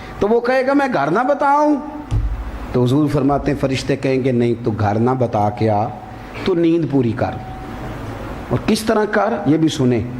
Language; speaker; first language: Urdu; non-native, local second language; Punjabi